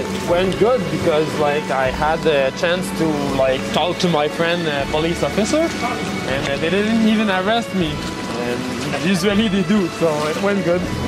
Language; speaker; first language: English; non-native, fluent; French